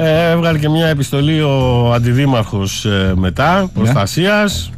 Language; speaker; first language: Greek; native; Greek